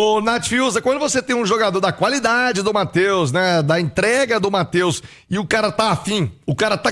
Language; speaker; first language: Portuguese; native; Portuguese